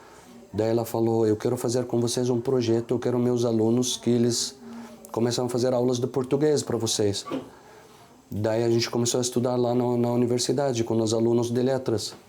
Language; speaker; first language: Portuguese; non-native, fluent; Arabic